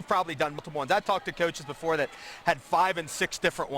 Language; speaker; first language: English; native; English